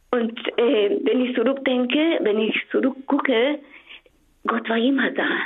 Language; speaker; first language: German; non-native, fluent; Spanish